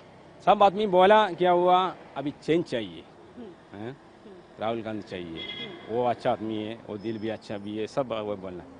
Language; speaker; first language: Hindi; non-native, local second language; Malayalam